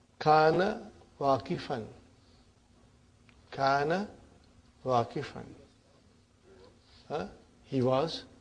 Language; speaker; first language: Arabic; non-native, fluent; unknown